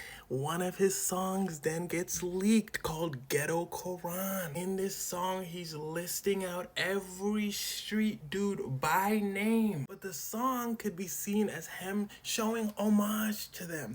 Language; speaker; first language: English; native; English